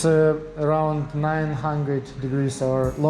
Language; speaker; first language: English; non-native, learner; Russian